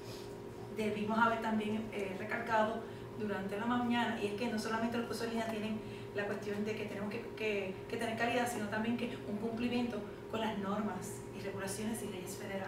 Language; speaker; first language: Spanish; native; Spanish